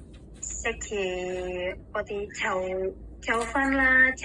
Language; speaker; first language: Cantonese; non-native, learner; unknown